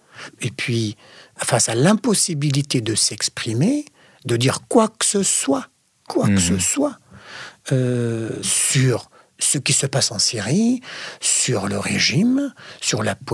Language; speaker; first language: French; non-native, fluent; Arabic